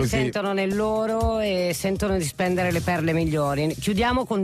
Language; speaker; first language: Italian; native; Italian